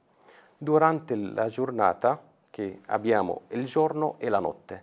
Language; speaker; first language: Italian; non-native, fluent; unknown